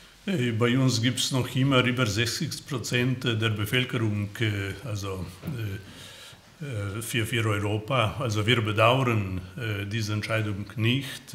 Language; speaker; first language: German; non-native, fluent; Slovenian